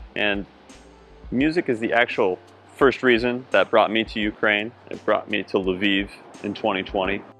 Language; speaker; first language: English; native; English